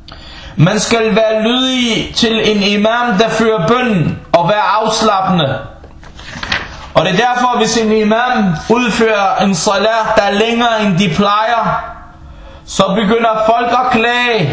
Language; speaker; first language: Danish; non-native, local second language; Arabic